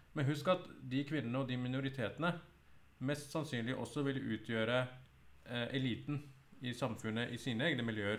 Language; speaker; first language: Norwegian; early bilingual, other home language; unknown